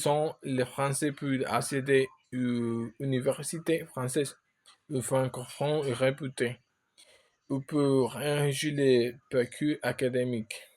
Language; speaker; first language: French; non-native, learner; Spanish